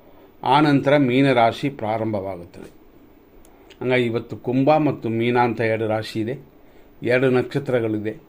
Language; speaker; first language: Kannada; native; Kannada